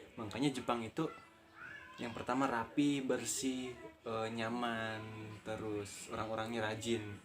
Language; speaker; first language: Indonesian; native; Indonesian